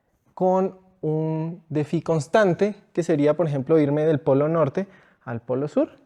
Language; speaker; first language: Spanish; native; Spanish